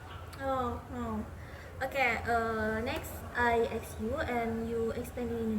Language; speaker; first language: English; non-native, learner; Indonesian